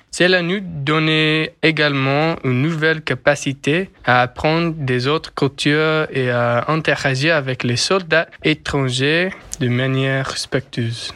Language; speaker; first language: French; non-native, learner; English